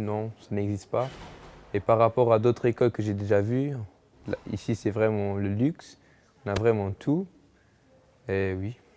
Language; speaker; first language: French; non-native, local second language; Luxembourgish